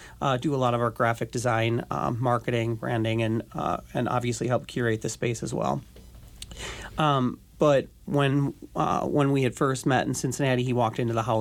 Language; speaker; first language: English; native; English